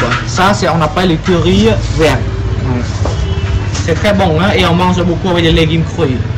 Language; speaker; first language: French; non-native, fluent; Khmer